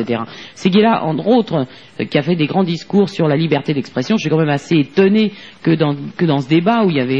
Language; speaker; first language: French; native; French